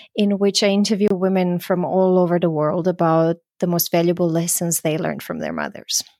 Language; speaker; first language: English; non-native, fluent; Croatian